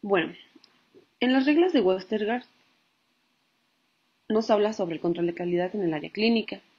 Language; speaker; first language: Spanish; native; Spanish